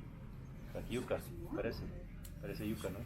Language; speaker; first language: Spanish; non-native, fluent; English